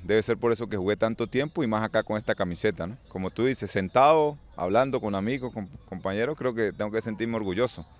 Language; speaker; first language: Spanish; native; Spanish